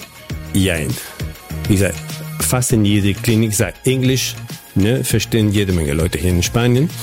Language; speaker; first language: German; non-native, fluent; Spanish